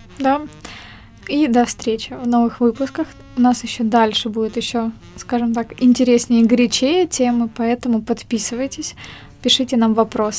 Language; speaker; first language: Ukrainian; non-native, local second language; Russian